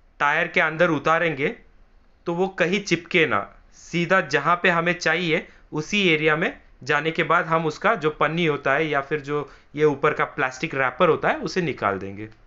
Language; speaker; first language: Hindi; non-native, local second language; Marathi